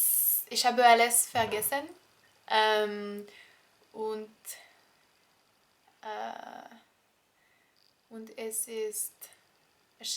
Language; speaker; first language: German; non-native, learner; French